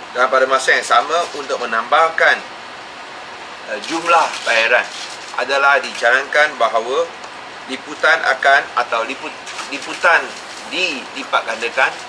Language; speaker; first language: Malay; non-native, local second language; Min Nan Chinese